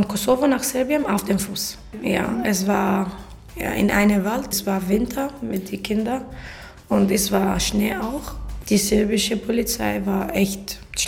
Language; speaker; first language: German; non-native, learner; Arabic